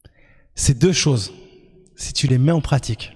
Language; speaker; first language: French; native; French